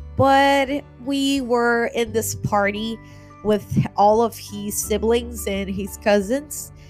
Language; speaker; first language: English; non-native, fluent; Portuguese